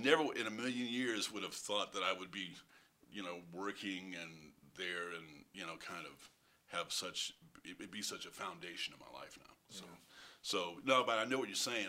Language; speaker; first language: English; native; English